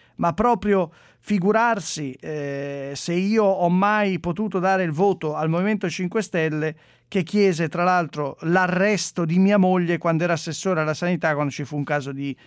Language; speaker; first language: Italian; native; Italian